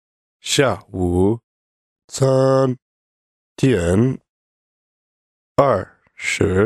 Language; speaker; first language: Chinese; non-native, learner; English